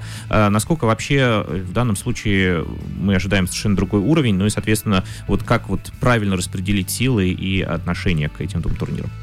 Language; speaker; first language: Russian; native; Russian